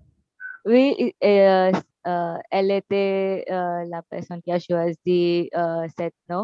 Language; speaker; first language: French; non-native, learner; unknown